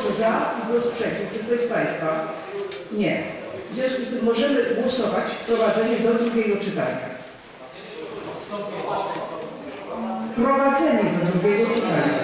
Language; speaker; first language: Polish; native; Polish